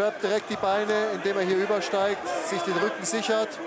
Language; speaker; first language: German; native; German